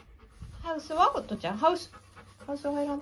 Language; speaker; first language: Japanese; native; Japanese